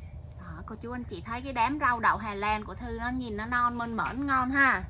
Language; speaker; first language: Vietnamese; native; Vietnamese